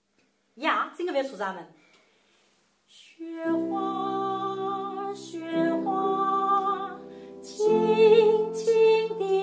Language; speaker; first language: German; non-native, fluent; Chinese